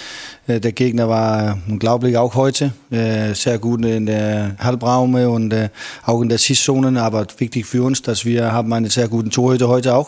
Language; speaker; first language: German; non-native, fluent; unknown